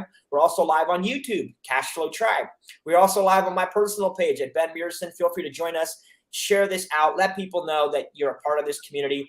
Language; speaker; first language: English; native; English